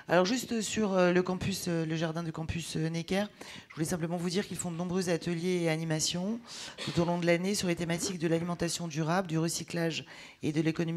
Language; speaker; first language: French; native; French